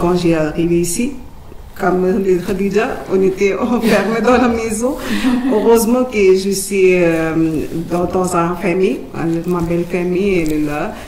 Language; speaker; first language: French; non-native, learner; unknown